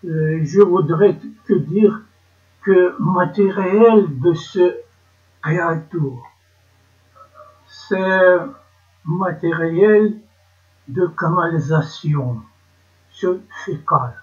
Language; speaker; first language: French; non-native, learner; Ukrainian